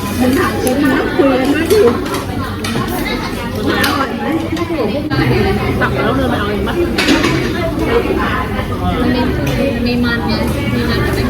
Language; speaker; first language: Thai; native; Thai